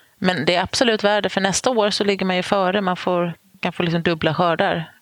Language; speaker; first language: Swedish; native; Swedish